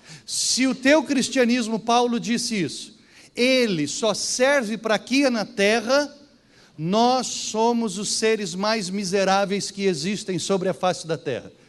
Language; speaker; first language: Portuguese; native; Portuguese